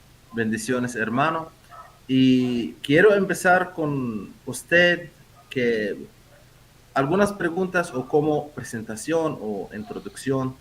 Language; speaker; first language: Spanish; non-native, fluent; Arabic